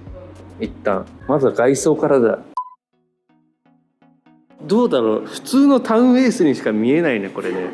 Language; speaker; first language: Japanese; native; Japanese